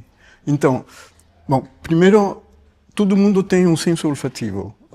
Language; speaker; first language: Portuguese; non-native, fluent; French